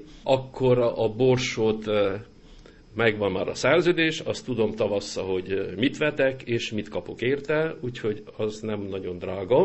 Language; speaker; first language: Hungarian; native; Hungarian